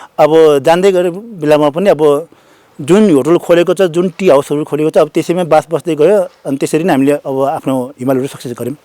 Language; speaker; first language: Nepali; non-native, local second language; Sherpa